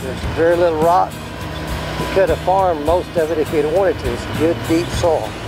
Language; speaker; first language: English; native; English